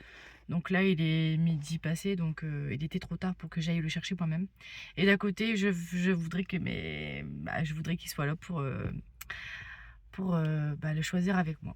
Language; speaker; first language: French; native; French